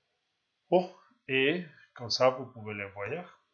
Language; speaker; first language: French; non-native, learner; Spanish